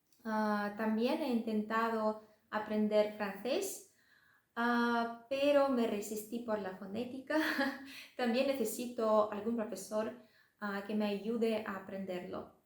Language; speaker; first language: Spanish; non-native, fluent; Russian